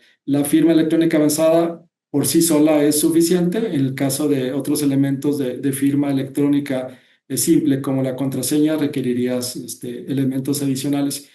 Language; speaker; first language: Spanish; native; Spanish